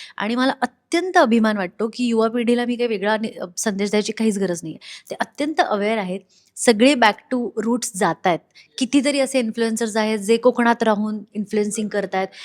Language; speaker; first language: Marathi; native; Marathi